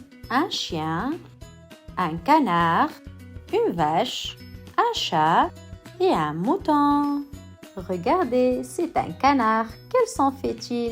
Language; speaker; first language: French; non-native, local second language; Arabic